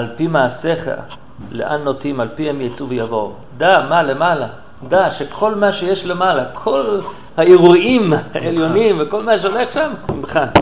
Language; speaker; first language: Hebrew; non-native, fluent; English